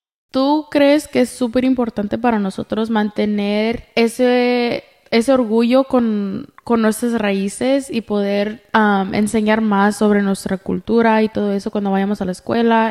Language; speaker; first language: Spanish; early bilingual, heritage; Spanish